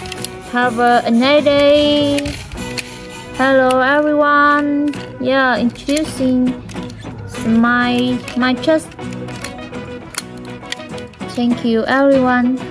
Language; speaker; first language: English; non-native, learner; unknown